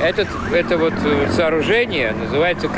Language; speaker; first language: Russian; native; Russian